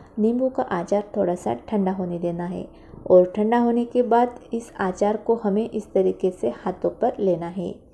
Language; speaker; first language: Hindi; non-native, local second language; Marathi